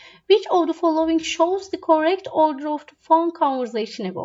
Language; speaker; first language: English; non-native, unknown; Turkish